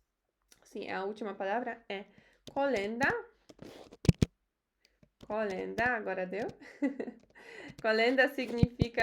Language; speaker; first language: Portuguese; non-native, fluent; Polish